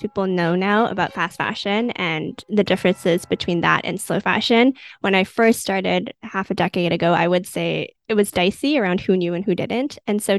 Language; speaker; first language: English; native; English